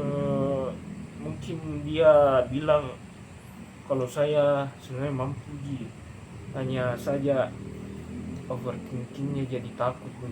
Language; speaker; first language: Indonesian; non-native, local second language; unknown